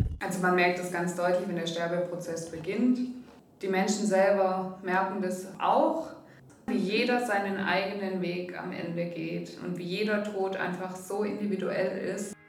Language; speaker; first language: German; native; German